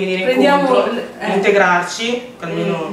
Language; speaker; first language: Italian; early bilingual, other home language; English